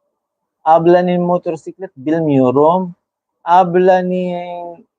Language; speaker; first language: Turkish; non-native, learner; Filipino